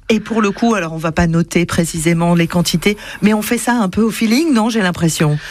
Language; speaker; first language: French; native; French